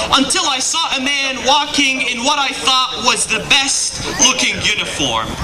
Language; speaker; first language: English; non-native, fluent; Arabic